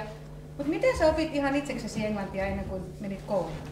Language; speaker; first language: Finnish; native; Finnish